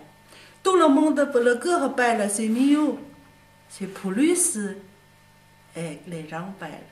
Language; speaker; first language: French; non-native, learner; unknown